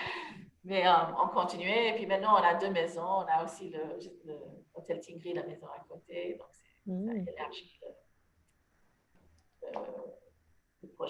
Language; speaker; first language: French; non-native, fluent; English